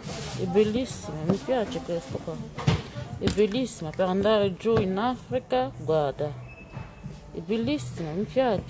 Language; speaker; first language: Italian; non-native, learner; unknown